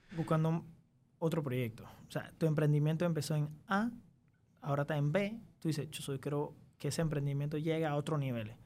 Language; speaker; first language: Spanish; early bilingual, other home language; Chinese